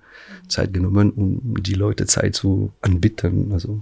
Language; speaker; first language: German; non-native, fluent; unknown